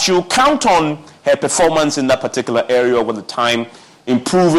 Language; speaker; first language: English; non-native, local second language; Akan